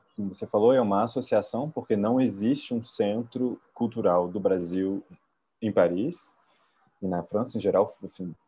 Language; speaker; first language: Portuguese; native; Portuguese